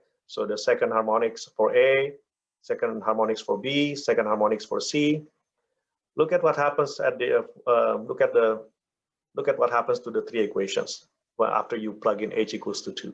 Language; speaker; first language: English; non-native, fluent; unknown